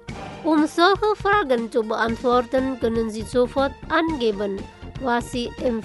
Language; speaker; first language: German; non-native, fluent; Indonesian